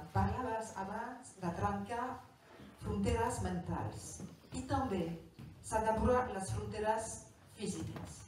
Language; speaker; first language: Catalan; non-native, local second language; French